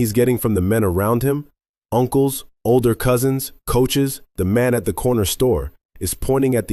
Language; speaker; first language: English; native; English